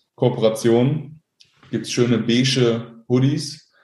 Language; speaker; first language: German; native; German